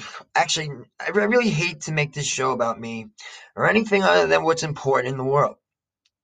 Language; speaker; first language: English; native; English